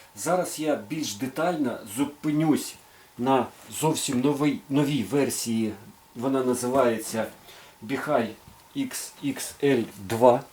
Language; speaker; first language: Ukrainian; non-native, local second language; Russian